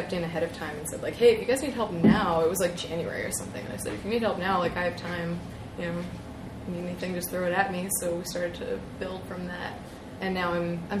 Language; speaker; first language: English; native; English